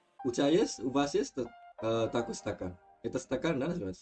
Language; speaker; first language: Russian; non-native, fluent; Indonesian